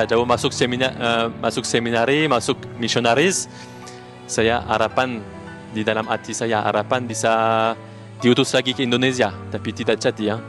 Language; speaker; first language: Indonesian; non-native, learner; French